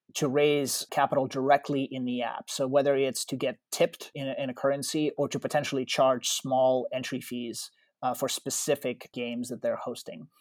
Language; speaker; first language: English; early bilingual, other home language; Russian